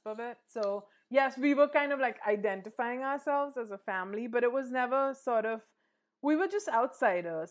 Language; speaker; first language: English; native; English